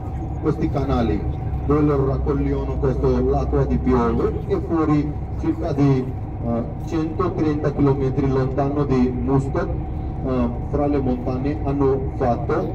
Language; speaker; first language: Italian; non-native, fluent; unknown